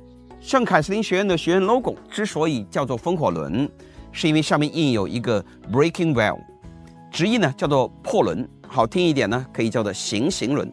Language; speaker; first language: Chinese; native; Chinese